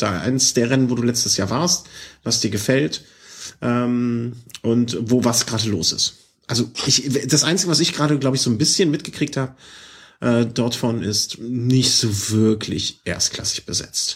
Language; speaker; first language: German; native; German